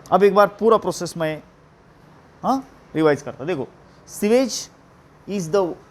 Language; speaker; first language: Hindi; non-native, local second language; Marathi